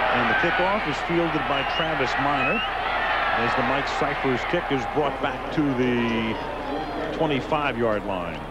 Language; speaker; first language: English; native; English